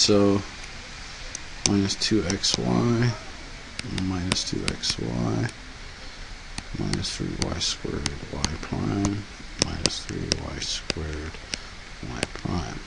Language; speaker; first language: English; native; English